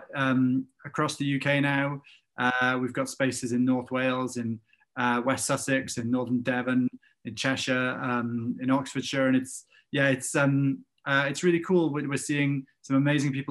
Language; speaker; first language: English; native; English